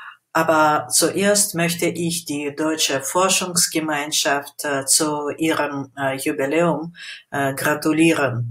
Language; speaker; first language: German; non-native, fluent; Russian